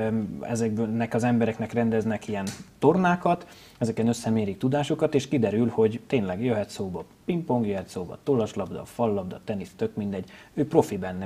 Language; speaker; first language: Hungarian; native; Hungarian